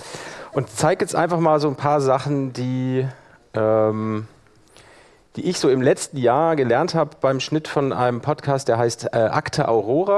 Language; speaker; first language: German; native; German